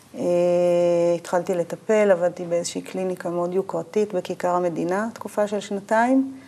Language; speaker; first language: Hebrew; native; Hebrew